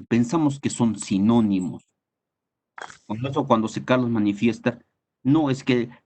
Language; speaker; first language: Spanish; native; Spanish